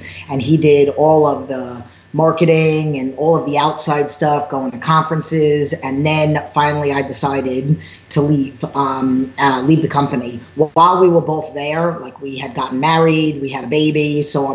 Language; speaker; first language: English; native; English